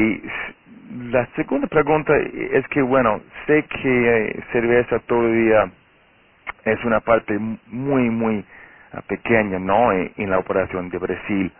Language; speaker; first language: Spanish; non-native, fluent; Portuguese